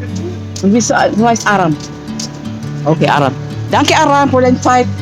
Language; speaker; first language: German; non-native, learner; Filipino